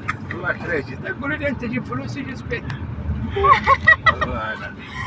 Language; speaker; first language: Arabic; native; Arabic